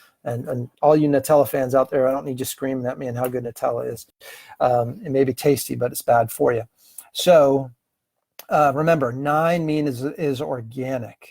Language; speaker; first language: English; native; English